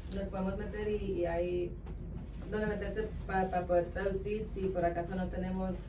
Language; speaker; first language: Spanish; early bilingual, heritage; Spanish